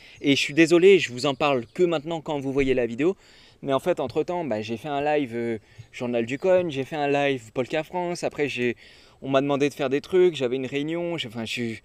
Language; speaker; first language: French; native; French